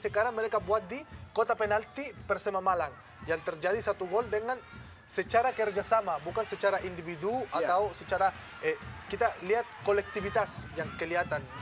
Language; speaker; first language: Indonesian; non-native, fluent; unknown